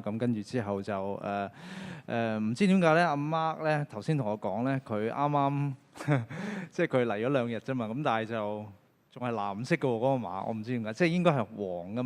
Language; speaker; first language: Cantonese; native; Cantonese